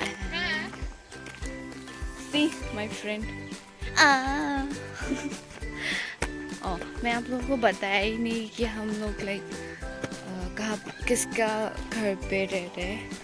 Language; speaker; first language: Hindi; non-native, local second language; Assamese